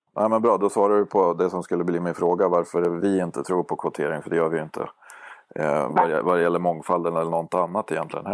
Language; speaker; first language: Swedish; native; Swedish